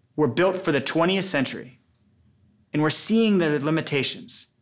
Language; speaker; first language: English; native; English